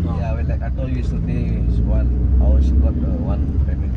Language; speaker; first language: English; non-native, learner; Balinese